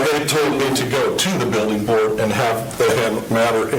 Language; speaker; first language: English; native; English